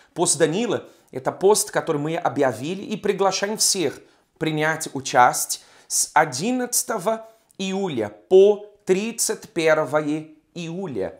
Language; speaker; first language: Russian; non-native, fluent; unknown